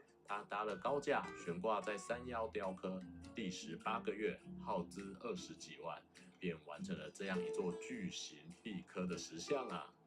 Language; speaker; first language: Chinese; native; Chinese